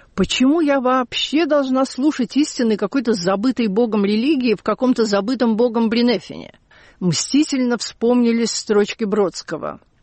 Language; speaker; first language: Russian; native; Russian